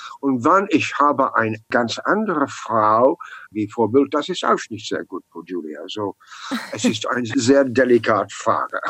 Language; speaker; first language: German; non-native, learner; English